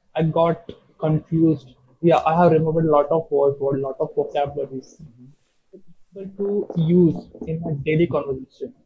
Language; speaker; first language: English; non-native, local second language; Urdu